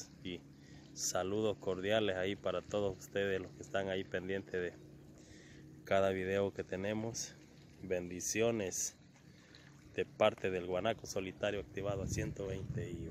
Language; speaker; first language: Spanish; native; Spanish